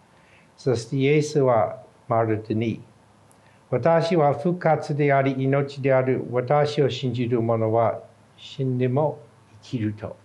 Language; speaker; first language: Japanese; non-native, fluent; English